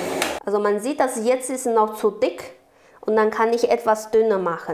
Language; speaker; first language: German; non-native, learner; Chinese